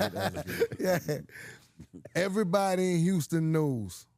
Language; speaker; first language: English; native; English